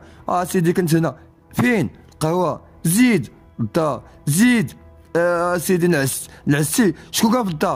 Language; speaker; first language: Arabic; native; Arabic